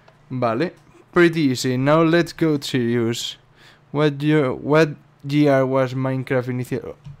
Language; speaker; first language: English; non-native, learner; Spanish